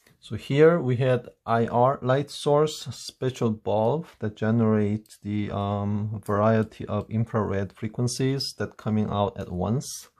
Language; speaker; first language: English; non-native, fluent; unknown